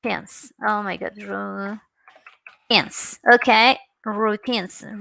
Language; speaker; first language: English; non-native, fluent; Spanish